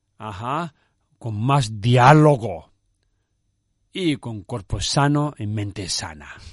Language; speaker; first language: Spanish; non-native, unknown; Tibetan